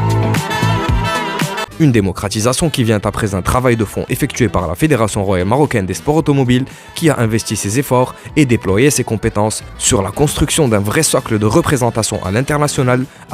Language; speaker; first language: French; non-native, local second language; Arabic